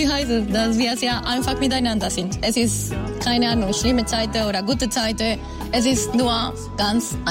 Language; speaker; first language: German; non-native, learner; Spanish